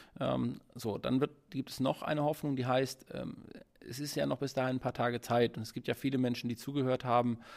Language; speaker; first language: German; native; German